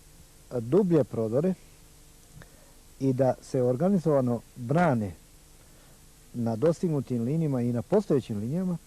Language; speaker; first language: Bosnian; native; Bosnian